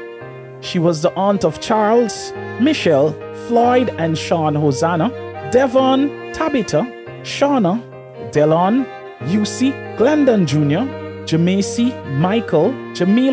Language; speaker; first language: English; native; English